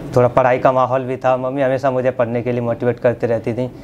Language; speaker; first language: Hindi; native; Hindi